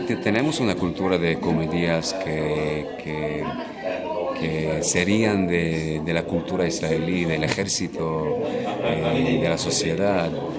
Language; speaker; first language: Spanish; non-native, learner; Hebrew